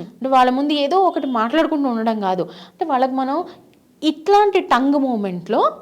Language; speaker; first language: Telugu; native; Telugu